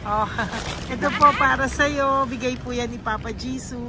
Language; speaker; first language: Filipino; native; Filipino